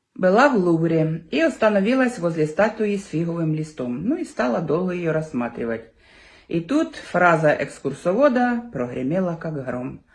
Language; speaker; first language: Russian; non-native, local second language; Ukrainian